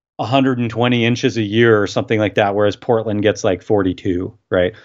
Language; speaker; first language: English; native; English